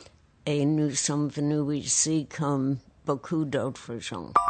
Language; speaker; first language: French; non-native, fluent; English